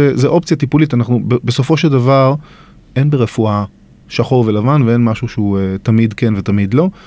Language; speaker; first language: Hebrew; native; Hebrew